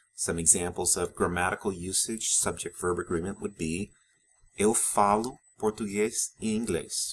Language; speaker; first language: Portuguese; non-native, fluent; English